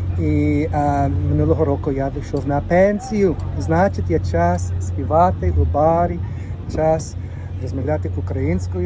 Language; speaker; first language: Ukrainian; non-native, learner; English